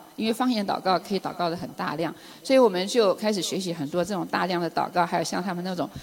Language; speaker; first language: Chinese; native; Chinese